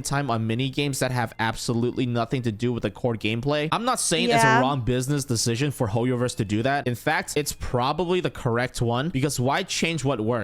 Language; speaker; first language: English; native; English